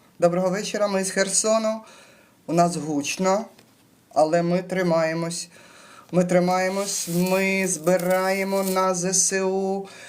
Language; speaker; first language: Ukrainian; native; Ukrainian